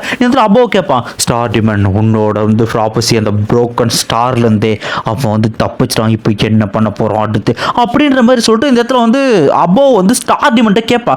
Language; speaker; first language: Tamil; native; Tamil